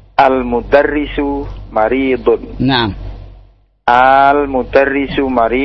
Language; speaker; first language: Arabic; non-native, learner; Indonesian